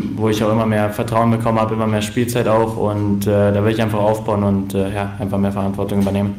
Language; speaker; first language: German; native; German